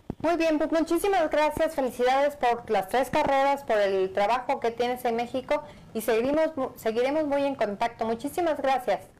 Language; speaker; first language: Spanish; native; Spanish